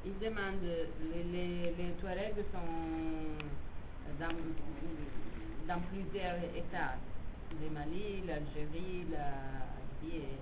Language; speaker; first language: French; non-native, fluent; Italian